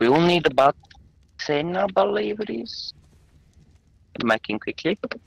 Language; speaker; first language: English; non-native, local second language; Afrikaans